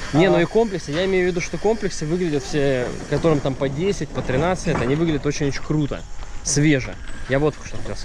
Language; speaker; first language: Russian; native; Russian